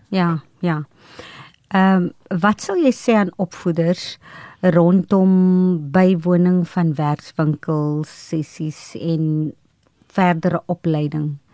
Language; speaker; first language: Afrikaans; native; Afrikaans